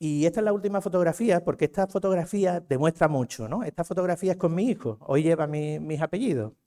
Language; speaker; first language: Spanish; native; Spanish